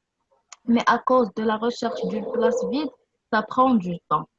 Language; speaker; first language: French; non-native, local second language; Arabic